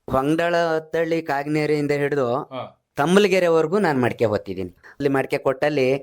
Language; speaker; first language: Kannada; native; Kannada